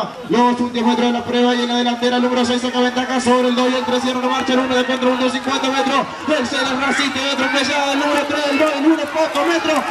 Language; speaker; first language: Spanish; native; Spanish